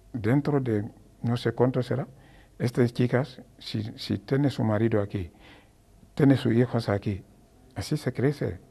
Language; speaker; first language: Spanish; non-native, learner; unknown